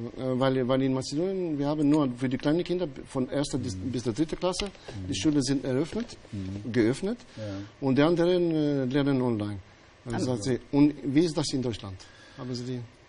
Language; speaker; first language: German; non-native, fluent; Albanian